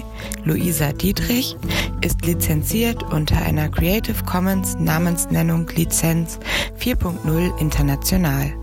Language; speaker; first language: German; native; German